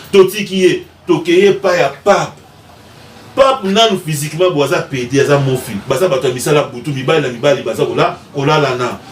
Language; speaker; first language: Lingala; non-native, local second language; Kongo